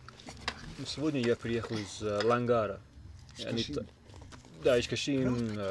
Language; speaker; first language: Russian; non-native, learner; English